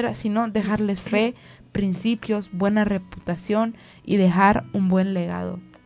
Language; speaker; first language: Spanish; native; Spanish